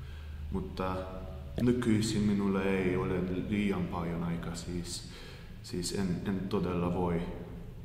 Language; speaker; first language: Finnish; non-native, learner; Hungarian